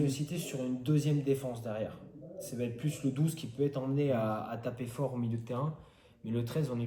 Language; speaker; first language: French; native; French